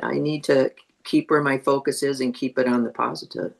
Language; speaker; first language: English; native; English